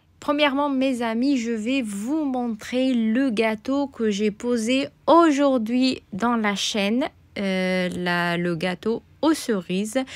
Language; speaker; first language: French; non-native, local second language; Arabic